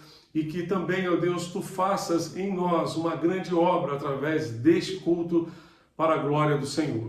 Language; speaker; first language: Portuguese; native; Portuguese